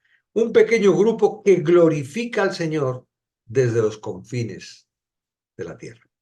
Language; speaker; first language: Spanish; native; Spanish